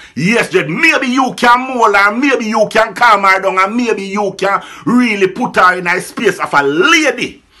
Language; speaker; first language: English; non-native, local second language; Jamaican Creole English